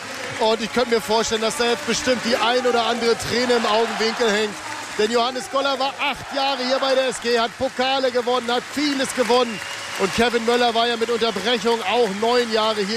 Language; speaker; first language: German; native; German